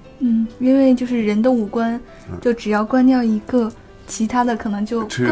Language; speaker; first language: Chinese; native; Chinese